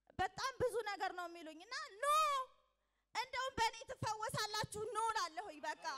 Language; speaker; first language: Amharic; native; Amharic